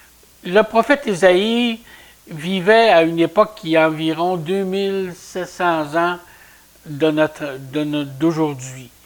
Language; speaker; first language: French; native; French